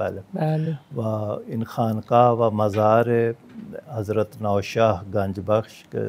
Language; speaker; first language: Persian; non-native, fluent; Punjabi